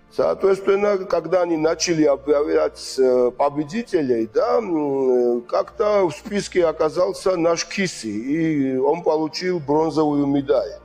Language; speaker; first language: Russian; non-native, fluent; Georgian